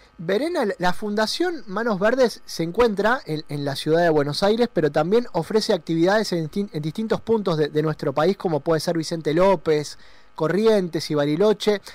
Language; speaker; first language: Spanish; native; Spanish